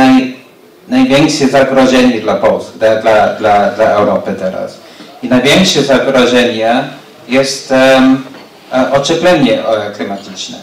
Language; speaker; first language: Polish; non-native, learner; English